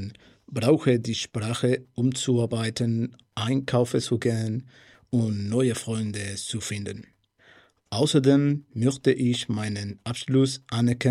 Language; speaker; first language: German; non-native, learner; Spanish